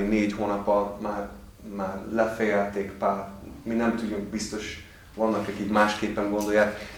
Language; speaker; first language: Hungarian; non-native, fluent; English